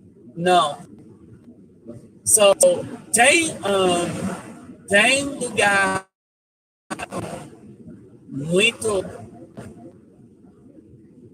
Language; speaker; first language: Portuguese; non-native, learner; English